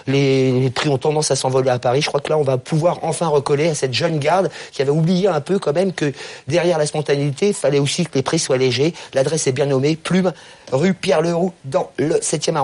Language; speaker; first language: French; native; French